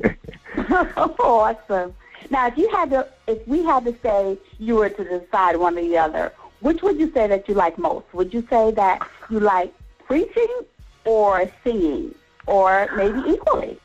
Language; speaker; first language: English; native; English